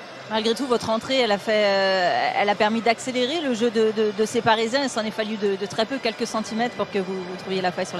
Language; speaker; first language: French; native; French